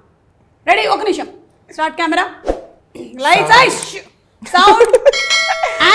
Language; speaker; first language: Telugu; native; Telugu